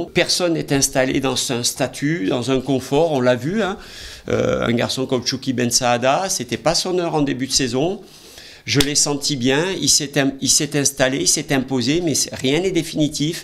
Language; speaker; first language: French; native; French